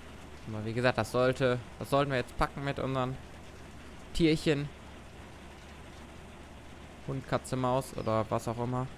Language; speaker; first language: German; native; German